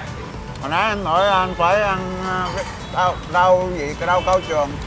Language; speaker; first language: Vietnamese; non-native, fluent; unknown